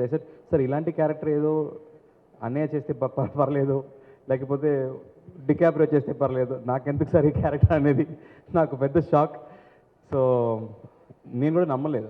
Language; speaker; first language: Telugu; non-native, learner; Tamil